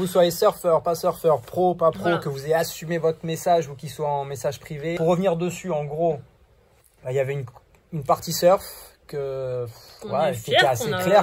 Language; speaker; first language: French; native; French